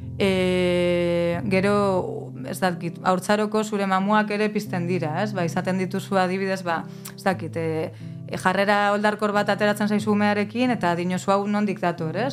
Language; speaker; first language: Basque; native; Basque